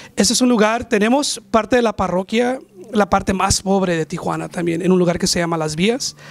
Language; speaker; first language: Spanish; early bilingual, heritage; Spanish